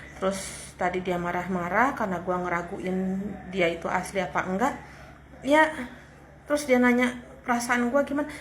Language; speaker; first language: Indonesian; native; Indonesian